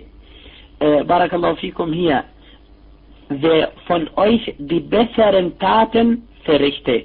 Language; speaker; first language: German; non-native, fluent; Arabic